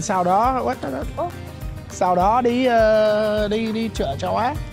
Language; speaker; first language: Vietnamese; non-native, learner; English